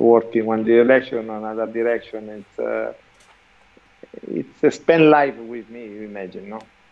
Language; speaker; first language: English; non-native, learner; Italian